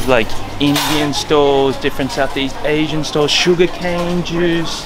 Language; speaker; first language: English; native; English